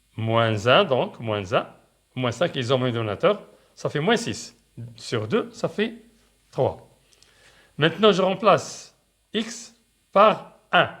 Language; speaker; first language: French; non-native, local second language; Arabic